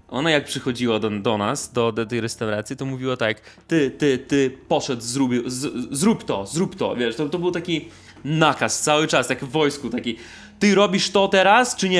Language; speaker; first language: Polish; non-native, fluent; Russian